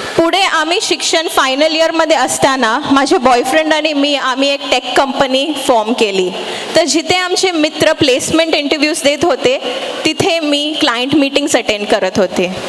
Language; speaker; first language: Marathi; non-native, local second language; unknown